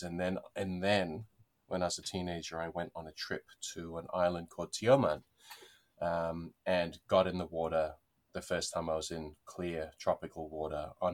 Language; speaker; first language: English; native; English